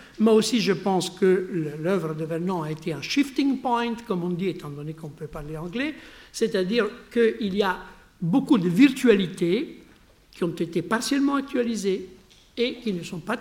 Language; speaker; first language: French; non-native, fluent; Italian